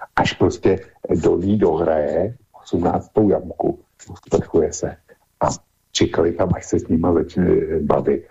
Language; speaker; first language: Czech; native; Czech